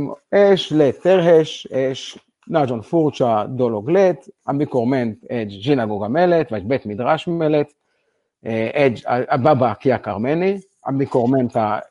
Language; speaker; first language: Hungarian; non-native, learner; Hebrew